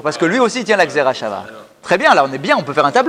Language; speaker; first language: French; native; French